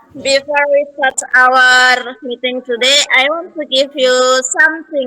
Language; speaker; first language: English; non-native, learner; Indonesian